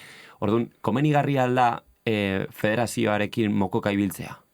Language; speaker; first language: Basque; native; Basque